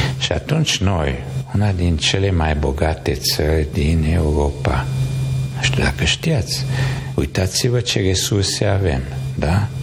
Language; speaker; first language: Romanian; non-native, local second language; Hungarian